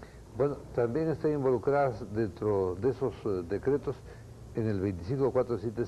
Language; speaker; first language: Spanish; native; Spanish